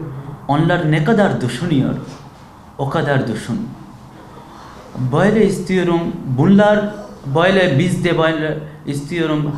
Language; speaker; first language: Turkish; non-native, learner; Bangla